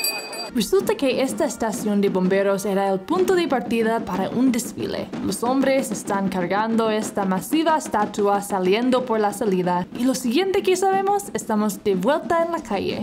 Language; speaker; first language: Spanish; non-native, fluent; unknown